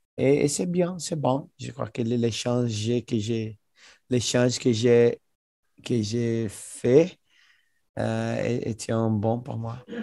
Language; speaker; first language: French; non-native, learner; Portuguese